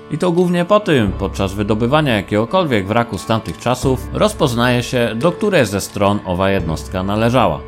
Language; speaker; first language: Polish; native; Polish